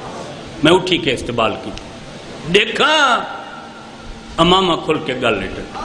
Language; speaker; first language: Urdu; non-native, local second language; Punjabi